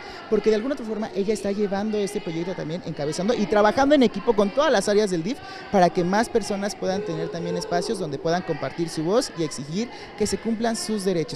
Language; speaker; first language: Spanish; native; Spanish